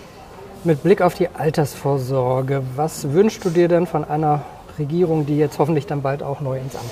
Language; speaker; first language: German; native; German